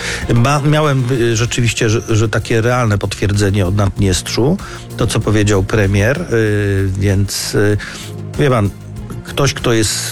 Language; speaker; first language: Polish; native; Polish